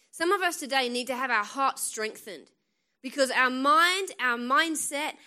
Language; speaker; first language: English; native; English